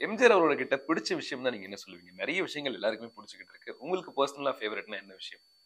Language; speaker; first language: Tamil; native; Tamil